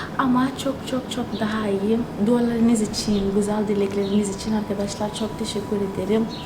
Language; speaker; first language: Turkish; non-native, fluent; Tsonga